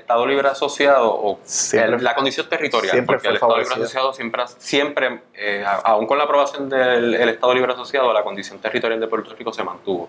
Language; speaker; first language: Spanish; native; Spanish